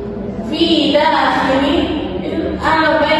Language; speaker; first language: Arabic; non-native, learner; Indonesian